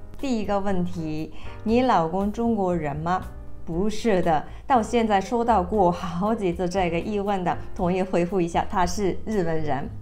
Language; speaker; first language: Chinese; non-native, fluent; Japanese